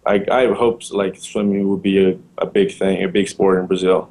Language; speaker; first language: English; non-native, learner; Portuguese